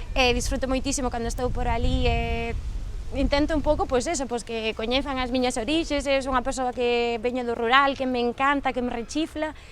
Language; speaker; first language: Galician; native; Galician